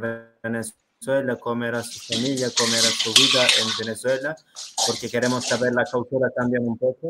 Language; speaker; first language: Spanish; non-native, learner; Turkish